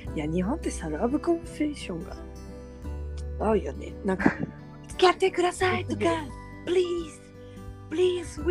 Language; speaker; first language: Japanese; non-native, learner; French